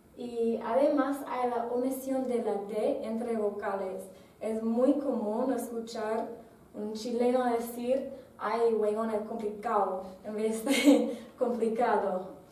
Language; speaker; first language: Spanish; non-native, fluent; English